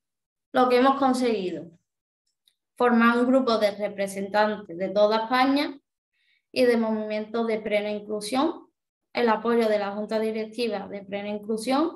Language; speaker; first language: Spanish; native; Spanish